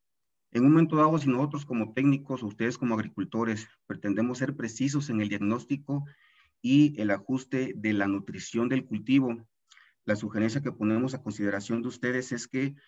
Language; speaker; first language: Spanish; native; Spanish